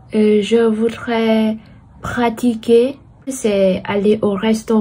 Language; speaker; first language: French; non-native, fluent; Vietnamese